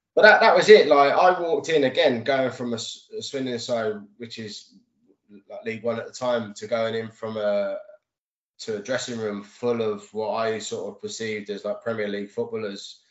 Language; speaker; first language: English; native; English